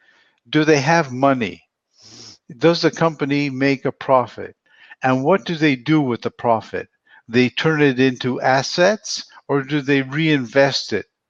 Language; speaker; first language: English; non-native, fluent; Spanish